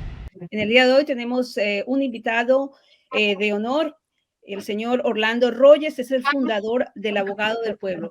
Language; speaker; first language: Spanish; native; Spanish